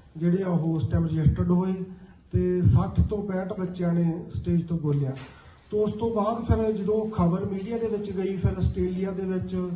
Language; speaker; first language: Punjabi; native; Punjabi